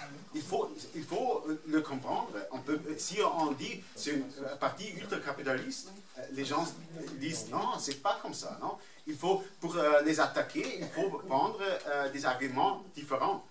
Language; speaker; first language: French; non-native, fluent; German